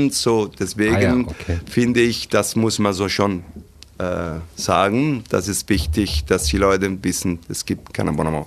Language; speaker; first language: German; non-native, fluent; Italian